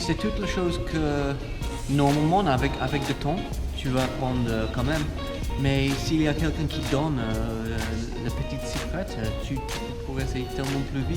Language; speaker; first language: French; non-native, fluent; English